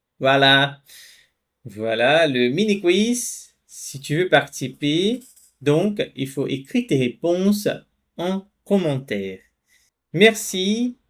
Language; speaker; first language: French; non-native, fluent; Portuguese